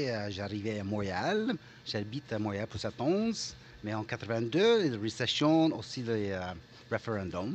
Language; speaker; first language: French; non-native, local second language; English